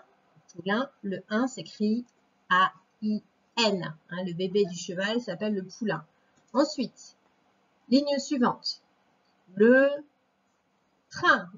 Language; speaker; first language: French; native; French